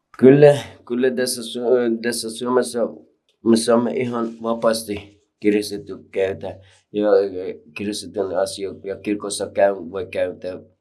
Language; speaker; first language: Finnish; non-native, learner; Persian